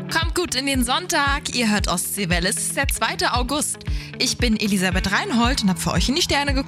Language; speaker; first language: German; native; German